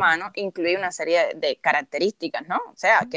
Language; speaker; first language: Spanish; native; Spanish